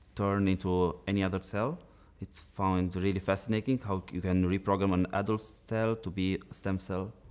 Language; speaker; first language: English; non-native, fluent; Romanian